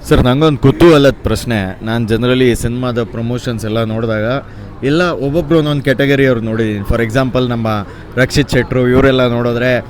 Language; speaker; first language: Kannada; native; Kannada